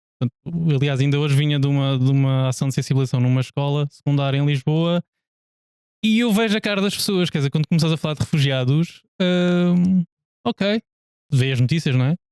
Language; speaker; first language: Portuguese; native; Portuguese